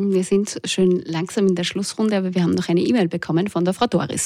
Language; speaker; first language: German; native; German